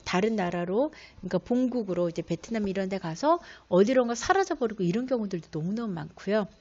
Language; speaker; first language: Korean; native; Korean